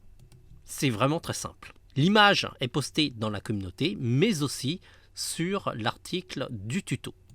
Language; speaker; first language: French; native; French